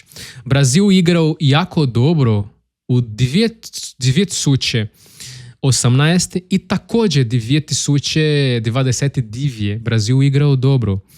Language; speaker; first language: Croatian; non-native, learner; Portuguese